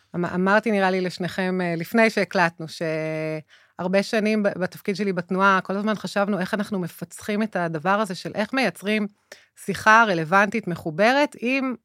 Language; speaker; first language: Hebrew; native; Hebrew